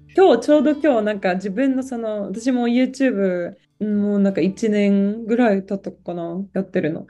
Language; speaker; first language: Japanese; non-native, fluent; Polish